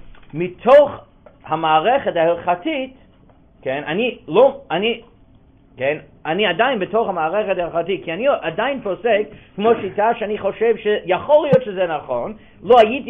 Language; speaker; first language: Hebrew; non-native, fluent; English